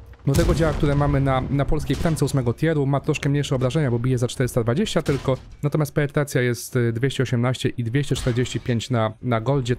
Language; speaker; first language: Polish; native; Polish